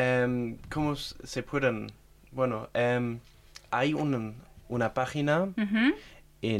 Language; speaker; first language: Spanish; non-native, fluent; German